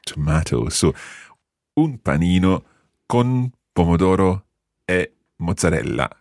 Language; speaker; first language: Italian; non-native, fluent; English